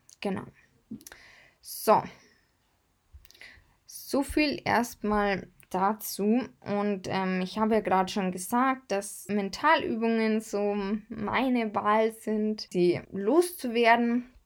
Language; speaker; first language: German; native; German